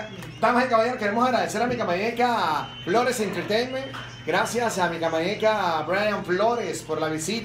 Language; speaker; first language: Spanish; native; Spanish